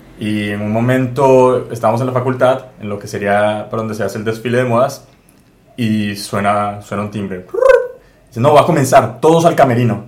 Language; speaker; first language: Spanish; native; Spanish